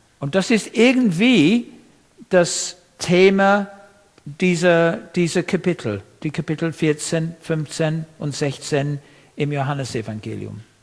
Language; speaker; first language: German; non-native, fluent; English